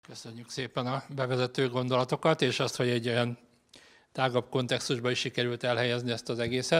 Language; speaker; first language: Hungarian; native; Hungarian